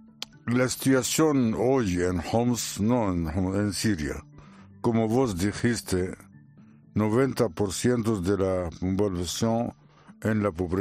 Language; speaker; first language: Spanish; non-native, learner; Arabic